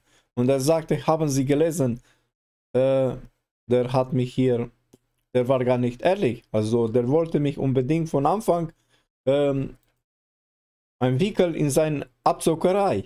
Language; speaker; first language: German; non-native, learner; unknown